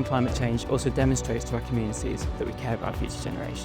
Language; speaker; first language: English; native; English